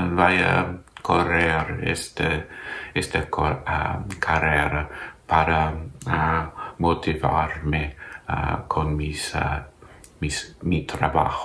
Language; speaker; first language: Spanish; non-native, learner; English